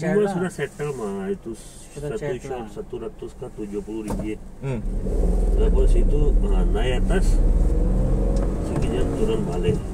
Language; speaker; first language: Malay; non-native, learner; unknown